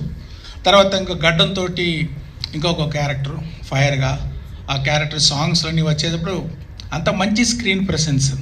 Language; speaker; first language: Telugu; non-native, local second language; Tamil